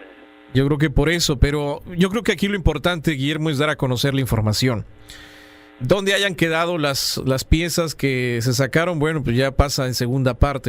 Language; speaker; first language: Spanish; native; Spanish